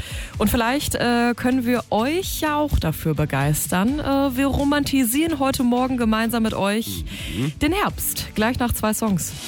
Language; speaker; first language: German; native; German